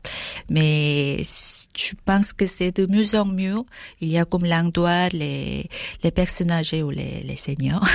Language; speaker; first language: French; non-native, learner; Korean